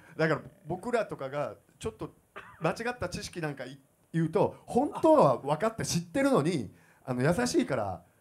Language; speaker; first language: Japanese; native; Japanese